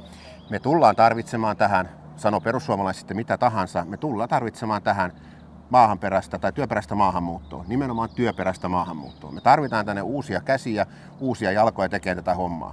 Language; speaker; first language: Finnish; native; Finnish